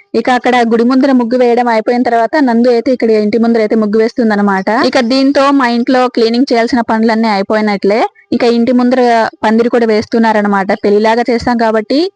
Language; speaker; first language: Telugu; native; Telugu